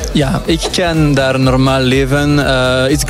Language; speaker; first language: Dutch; non-native, local second language; French